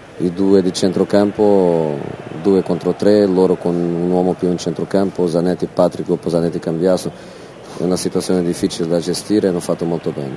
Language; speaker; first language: Italian; non-native, fluent; Portuguese